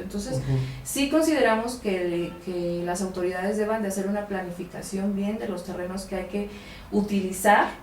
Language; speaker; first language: Spanish; native; Spanish